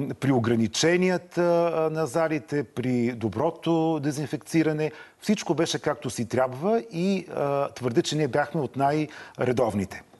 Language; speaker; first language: Bulgarian; native; Bulgarian